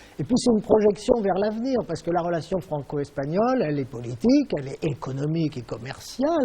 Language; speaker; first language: French; native; French